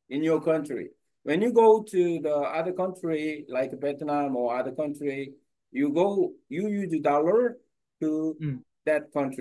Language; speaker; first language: English; non-native, learner; Korean